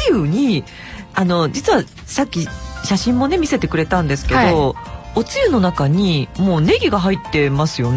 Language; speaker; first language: Japanese; native; Japanese